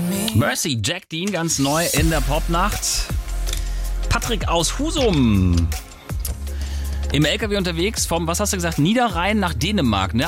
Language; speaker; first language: German; native; German